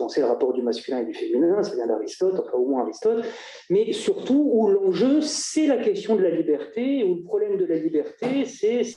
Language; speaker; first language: French; native; French